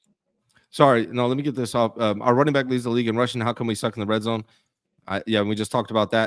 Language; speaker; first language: English; native; English